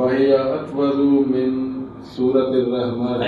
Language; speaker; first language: Arabic; non-native, learner; Urdu